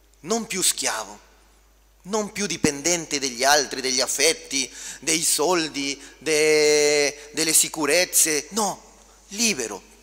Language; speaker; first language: Italian; non-native, fluent; Spanish